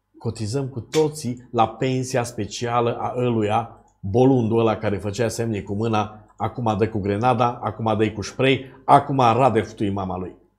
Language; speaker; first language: Romanian; native; Romanian